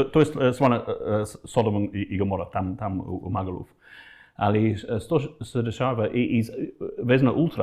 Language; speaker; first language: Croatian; non-native, fluent; English